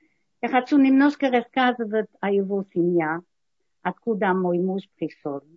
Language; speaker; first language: Russian; non-native, learner; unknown